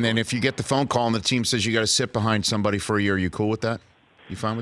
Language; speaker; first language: English; native; English